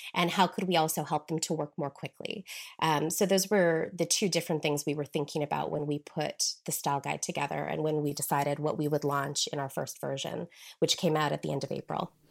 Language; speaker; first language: English; native; English